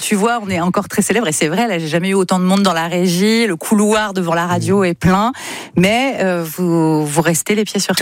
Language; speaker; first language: French; native; French